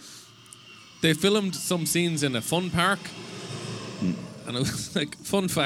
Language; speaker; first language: English; native; English